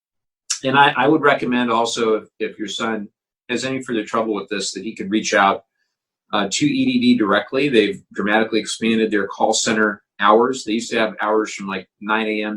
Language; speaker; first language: English; native; English